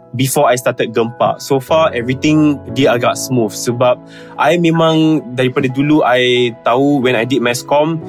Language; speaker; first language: Malay; native; Malay